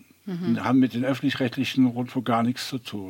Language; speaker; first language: German; native; German